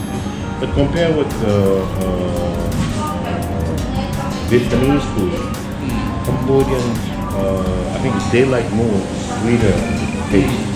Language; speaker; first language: English; non-native, fluent; Khmer